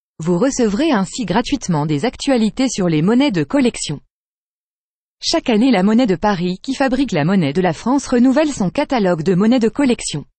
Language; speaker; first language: French; native; French